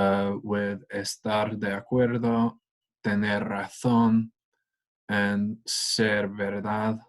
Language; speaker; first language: Spanish; non-native, fluent; English